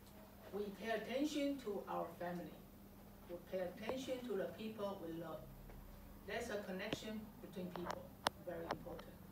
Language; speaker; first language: English; non-native, fluent; Chinese